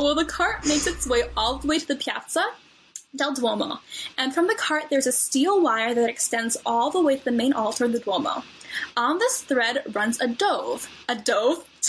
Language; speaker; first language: English; native; English